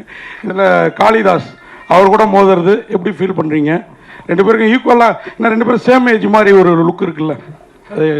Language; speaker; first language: Tamil; native; Tamil